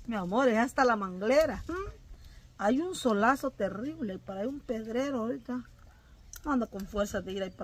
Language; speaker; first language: Spanish; native; Spanish